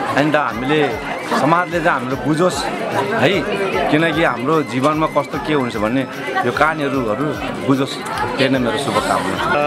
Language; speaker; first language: Nepali; non-native, local second language; Gurung